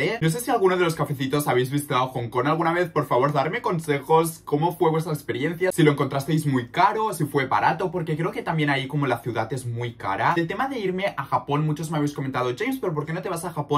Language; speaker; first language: Spanish; native; Spanish